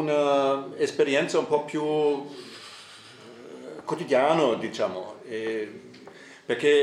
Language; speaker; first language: Italian; non-native, fluent; German